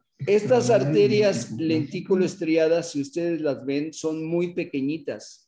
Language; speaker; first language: Spanish; native; Spanish